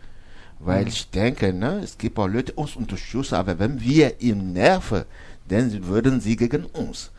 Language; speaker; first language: German; non-native, learner; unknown